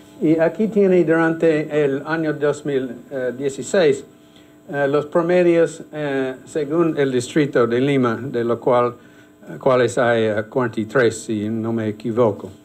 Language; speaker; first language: Spanish; non-native, fluent; English